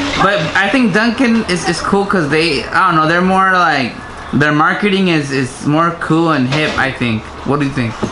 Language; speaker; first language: English; early bilingual, other home language; Spanish